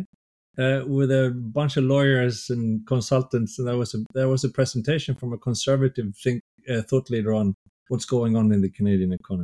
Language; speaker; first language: English; non-native, fluent; Swedish